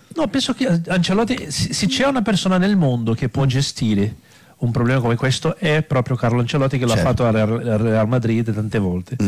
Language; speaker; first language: Italian; non-native, fluent; Portuguese